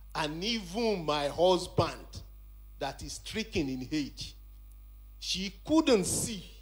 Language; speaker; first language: English; non-native, local second language; Yoruba